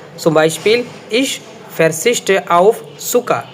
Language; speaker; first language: German; non-native, fluent; Bangla